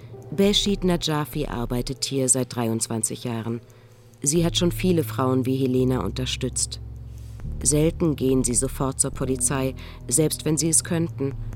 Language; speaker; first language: German; native; German